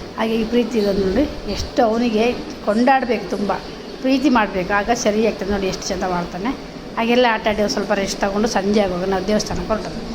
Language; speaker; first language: Kannada; non-native, local second language; Tulu